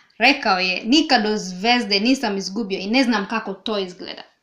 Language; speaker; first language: Serbian; non-native, learner; Swahili